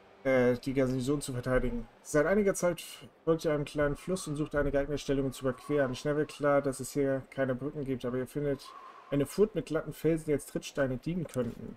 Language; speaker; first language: German; native; German